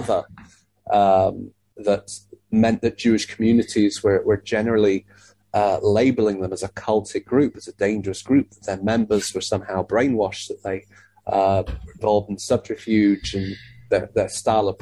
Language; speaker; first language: English; native; English